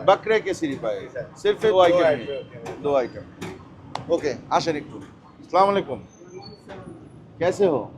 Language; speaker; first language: Hindi; non-native, learner; Bangla